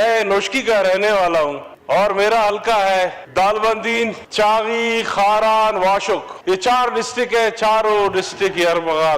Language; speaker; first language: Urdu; non-native, local second language; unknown